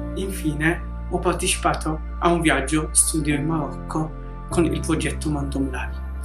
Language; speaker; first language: Italian; non-native, fluent; Arabic